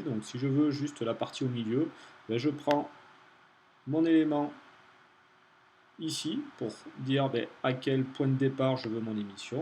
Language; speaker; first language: French; native; French